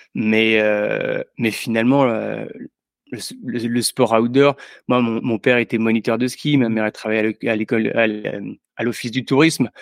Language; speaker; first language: French; native; French